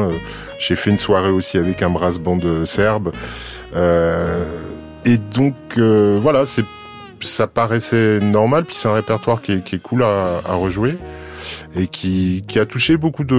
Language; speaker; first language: French; native; French